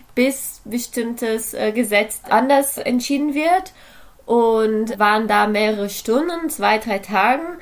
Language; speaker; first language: German; non-native, fluent; Portuguese